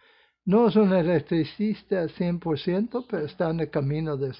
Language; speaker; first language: Spanish; non-native, fluent; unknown